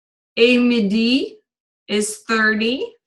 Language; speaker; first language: French; non-native, learner; English